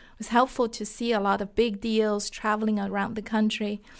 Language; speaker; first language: English; non-native, fluent; Chinese